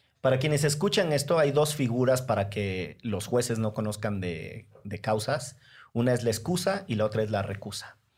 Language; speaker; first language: Spanish; native; Spanish